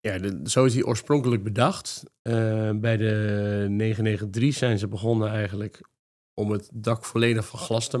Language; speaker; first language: Dutch; native; Dutch